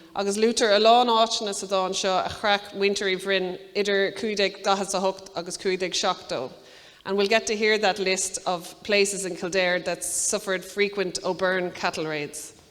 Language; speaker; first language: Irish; native; Irish